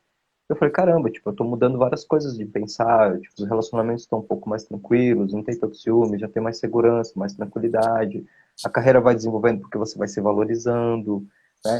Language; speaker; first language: Portuguese; native; Portuguese